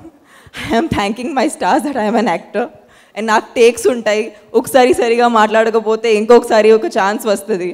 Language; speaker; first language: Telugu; non-native, fluent; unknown